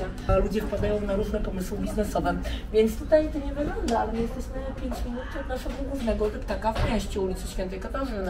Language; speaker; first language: Polish; native; Polish